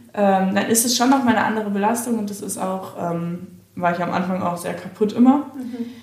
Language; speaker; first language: German; native; German